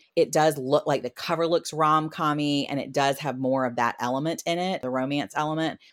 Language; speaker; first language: English; native; English